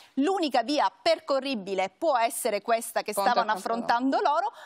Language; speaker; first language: Italian; native; Italian